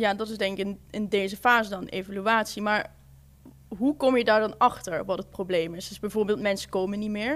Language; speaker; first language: Dutch; native; Dutch